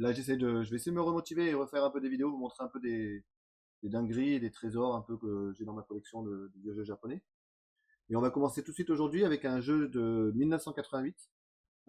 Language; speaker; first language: French; native; French